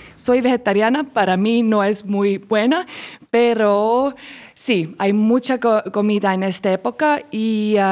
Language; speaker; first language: Spanish; non-native, learner; Estonian